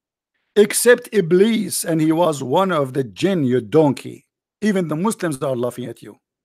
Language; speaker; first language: English; non-native, fluent; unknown